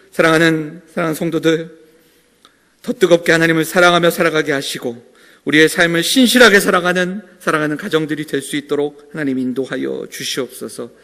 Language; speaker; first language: Korean; native; Korean